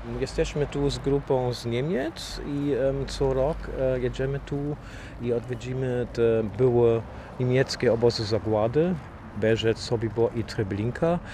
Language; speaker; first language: Polish; non-native, fluent; German